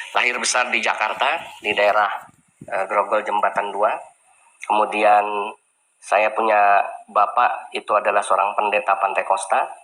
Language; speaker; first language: Indonesian; native; Indonesian